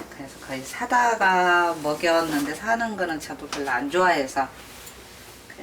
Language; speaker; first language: Korean; native; Korean